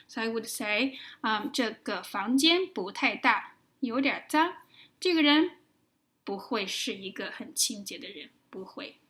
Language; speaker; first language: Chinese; non-native, fluent; English